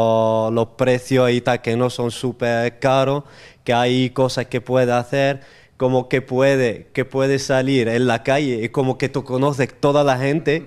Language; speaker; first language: Spanish; non-native, local second language; Arabic